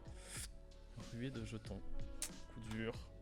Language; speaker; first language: French; native; French